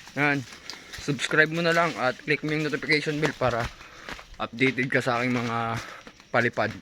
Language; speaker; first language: Filipino; native; Filipino